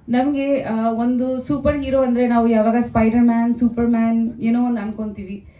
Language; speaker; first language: Kannada; non-native, fluent; Bangla